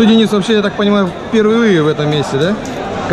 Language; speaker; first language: Russian; native; Russian